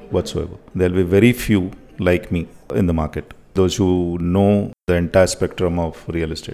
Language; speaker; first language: English; non-native, local second language; Odia